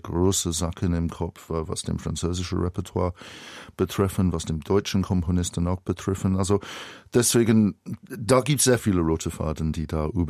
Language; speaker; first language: German; non-native, fluent; English